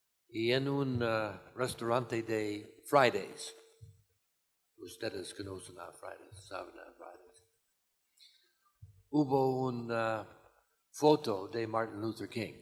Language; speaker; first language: Spanish; non-native, fluent; English